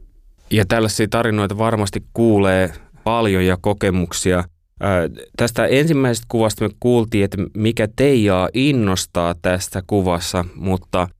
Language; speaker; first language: Finnish; native; Finnish